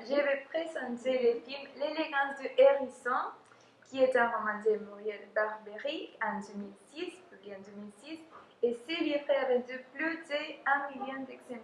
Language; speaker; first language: French; non-native, fluent; Spanish